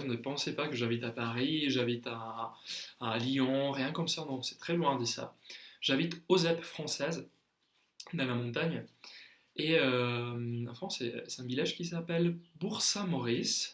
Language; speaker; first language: French; non-native, fluent; Spanish